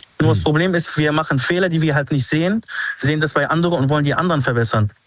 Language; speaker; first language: German; early bilingual, other home language; Arabic